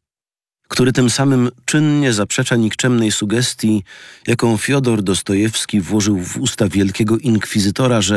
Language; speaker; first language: Polish; native; Polish